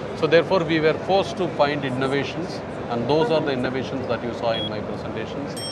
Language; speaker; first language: English; non-native, local second language; Tamil